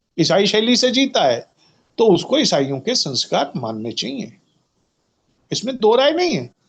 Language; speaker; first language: Hindi; native; Hindi